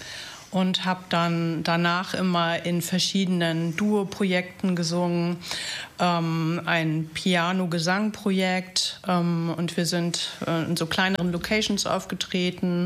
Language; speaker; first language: German; native; German